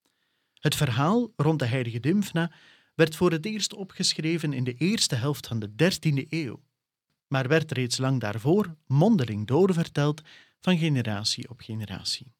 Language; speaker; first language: Dutch; native; Dutch